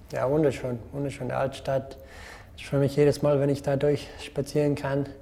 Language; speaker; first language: German; non-native, fluent; English